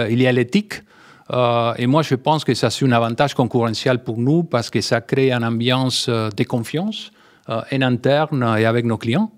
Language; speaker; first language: French; non-native, fluent; Spanish